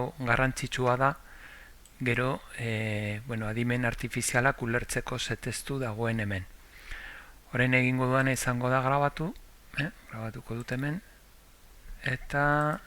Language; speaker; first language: Basque; non-native, local second language; Spanish